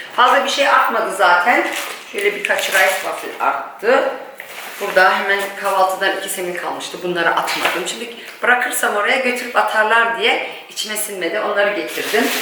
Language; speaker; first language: Turkish; early bilingual, heritage; Turkish